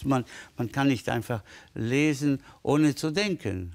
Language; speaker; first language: German; non-native, fluent; Spanish